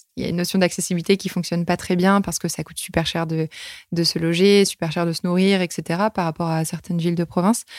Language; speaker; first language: French; native; French